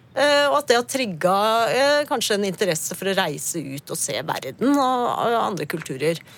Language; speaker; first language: Norwegian; early bilingual, other home language; Spanish